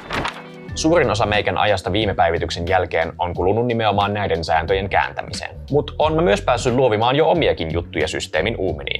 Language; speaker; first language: Finnish; native; Finnish